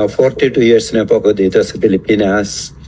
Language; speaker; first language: Filipino; non-native, fluent; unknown